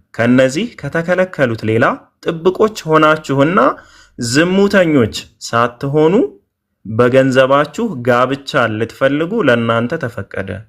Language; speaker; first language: Amharic; native; Amharic